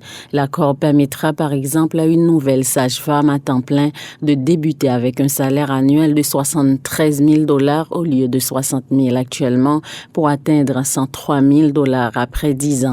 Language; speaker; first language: French; native; French